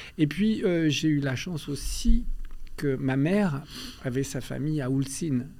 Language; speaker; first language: French; native; French